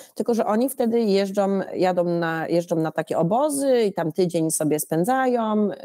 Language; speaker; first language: Polish; early bilingual, heritage; Polish